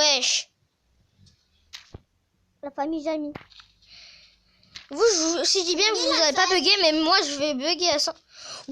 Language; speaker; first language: French; native; French